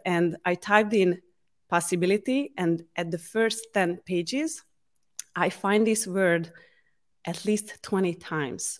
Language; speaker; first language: English; non-native, fluent; Hungarian